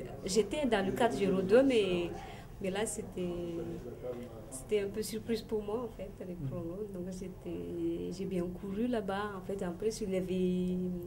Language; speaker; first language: French; non-native, local second language; Malagasy